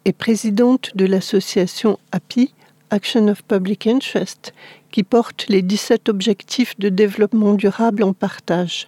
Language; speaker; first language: French; native; French